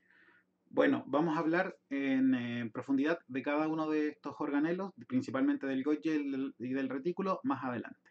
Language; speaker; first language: Spanish; native; Spanish